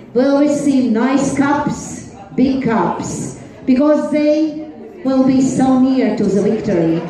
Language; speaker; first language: English; non-native, learner; Latvian